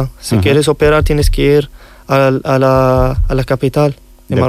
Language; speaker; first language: Spanish; non-native, learner; Riffian